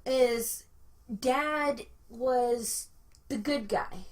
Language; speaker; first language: English; native; English